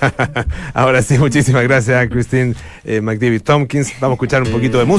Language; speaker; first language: Spanish; native; Spanish